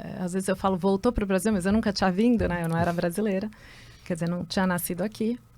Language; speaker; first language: Portuguese; early bilingual, other home language; Spanish